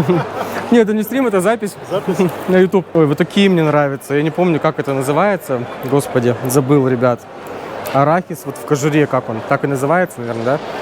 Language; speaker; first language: Russian; native; Russian